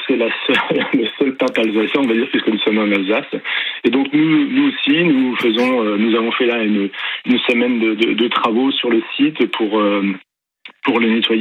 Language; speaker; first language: French; native; French